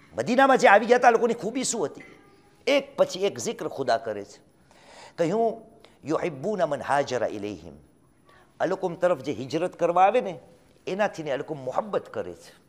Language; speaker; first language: Gujarati; early bilingual, heritage; Gujarati